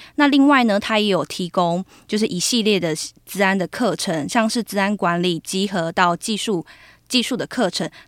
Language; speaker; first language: Chinese; native; Chinese